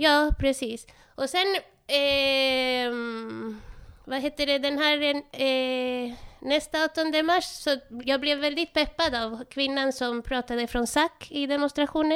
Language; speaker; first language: Swedish; non-native, fluent; Spanish